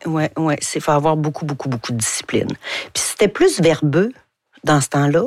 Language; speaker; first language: French; native; French